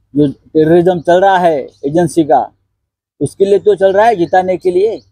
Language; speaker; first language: Hindi; non-native, local second language; Marathi